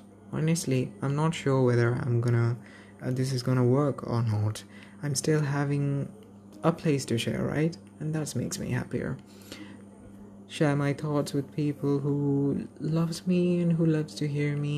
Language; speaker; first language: English; non-native, local second language; Malayalam